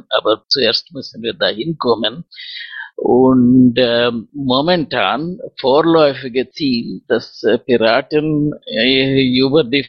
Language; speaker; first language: German; non-native, fluent; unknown